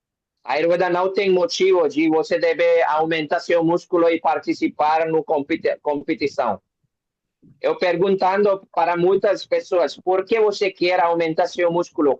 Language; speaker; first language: Portuguese; non-native, learner; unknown